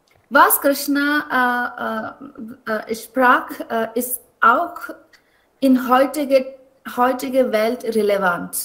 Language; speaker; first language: German; non-native, learner; Hindi